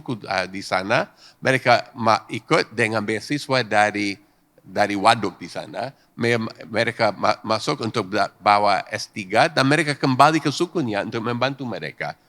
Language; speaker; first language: Indonesian; non-native, fluent; English